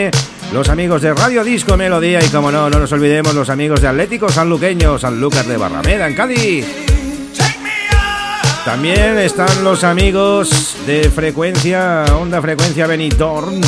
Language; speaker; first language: Spanish; native; Spanish